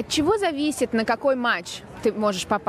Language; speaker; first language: Russian; native; Russian